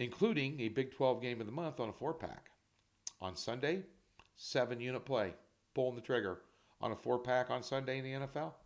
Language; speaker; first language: English; native; English